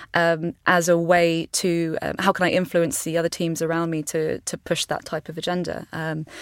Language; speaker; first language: English; native; English